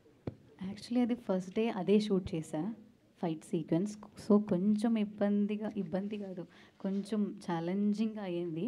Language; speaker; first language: Telugu; non-native, learner; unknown